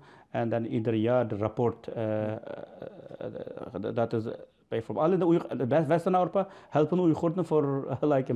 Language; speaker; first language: Dutch; non-native, learner; Uyghur